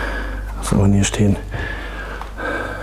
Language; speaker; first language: German; native; German